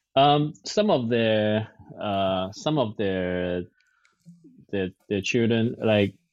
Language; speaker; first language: English; non-native, local second language; Cantonese